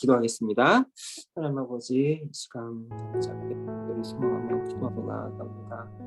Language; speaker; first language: Korean; native; Korean